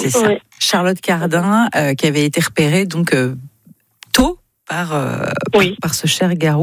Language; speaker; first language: French; native; French